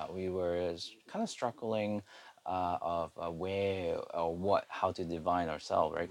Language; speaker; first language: English; non-native, local second language; Cantonese